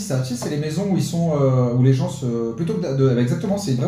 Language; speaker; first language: French; native; French